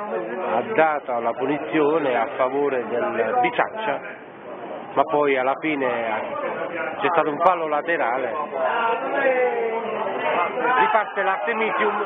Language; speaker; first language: Italian; native; Italian